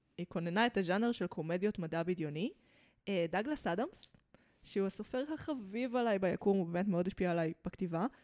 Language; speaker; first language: Hebrew; early bilingual, other home language; English